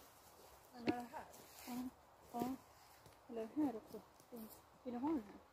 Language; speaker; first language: Swedish; non-native, learner; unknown